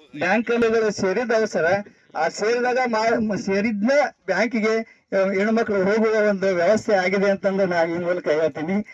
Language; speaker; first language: Kannada; native; Kannada